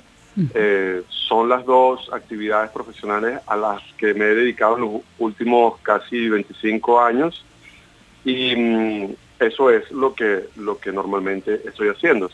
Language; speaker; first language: Spanish; native; Spanish